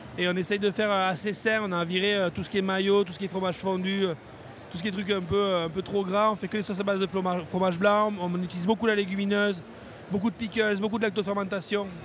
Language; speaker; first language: French; native; French